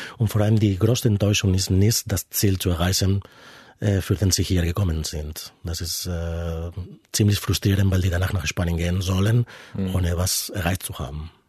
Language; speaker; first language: German; non-native, fluent; Spanish